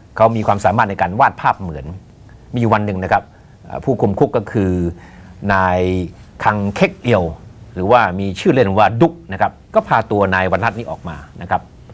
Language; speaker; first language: Thai; native; Thai